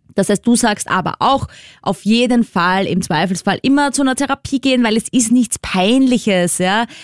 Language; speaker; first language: German; native; German